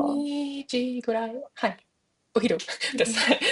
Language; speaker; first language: Japanese; non-native, learner; German